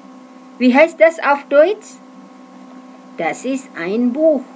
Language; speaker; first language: German; non-native, fluent; Indonesian